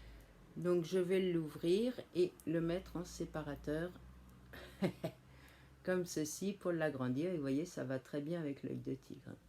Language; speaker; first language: French; native; French